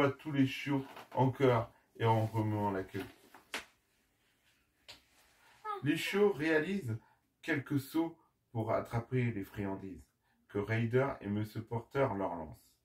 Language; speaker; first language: French; native; French